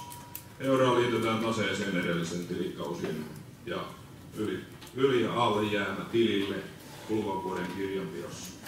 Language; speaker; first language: Finnish; native; Finnish